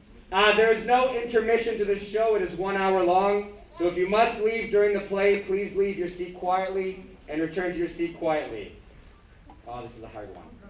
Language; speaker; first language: English; native; English